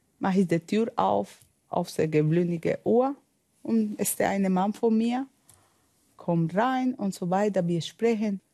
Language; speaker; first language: German; non-native, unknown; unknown